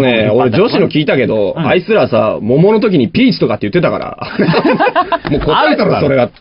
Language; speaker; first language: Japanese; native; Japanese